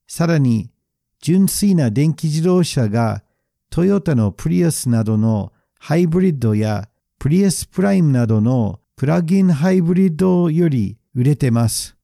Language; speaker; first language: Japanese; non-native, fluent; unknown